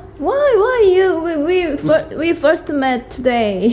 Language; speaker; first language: English; non-native, learner; Korean